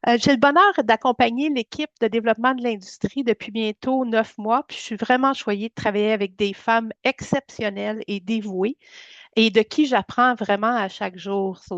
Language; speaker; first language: French; native; French